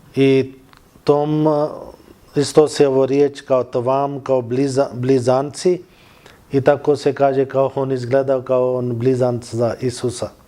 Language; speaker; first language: Bosnian; non-native, learner; Urdu